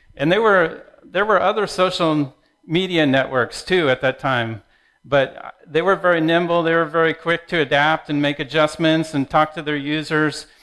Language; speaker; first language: English; native; English